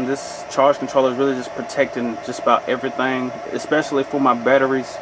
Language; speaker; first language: English; native; English